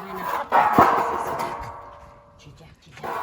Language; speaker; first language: Turkish; native; Turkish